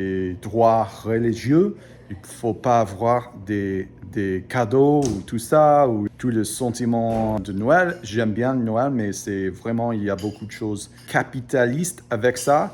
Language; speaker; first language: French; non-native, fluent; English